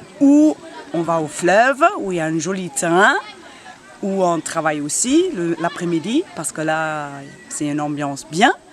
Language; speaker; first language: French; non-native, fluent; German